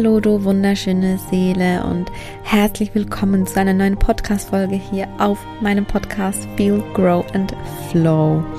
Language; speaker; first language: German; native; German